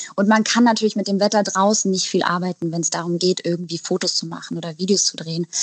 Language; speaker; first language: German; native; German